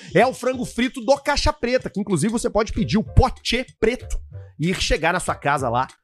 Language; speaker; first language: Portuguese; native; Portuguese